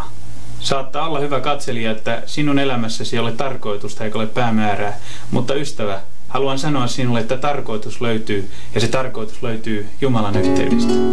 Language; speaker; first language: Finnish; native; Finnish